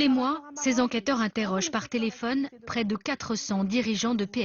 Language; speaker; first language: French; native; French